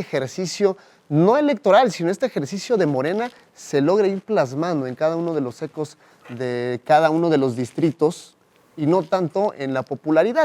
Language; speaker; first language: Spanish; native; Spanish